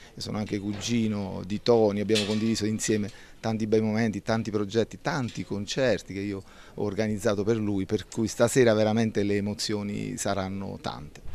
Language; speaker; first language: Italian; native; Italian